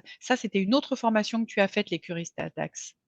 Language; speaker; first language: French; native; French